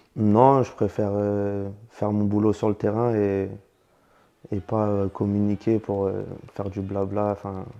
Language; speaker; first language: French; native; French